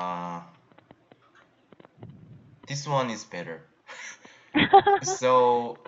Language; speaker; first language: English; non-native, learner; Korean